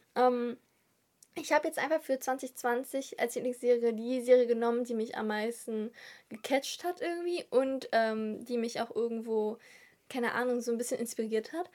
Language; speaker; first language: German; early bilingual, other home language; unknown